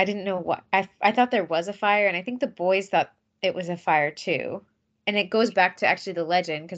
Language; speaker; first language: English; native; English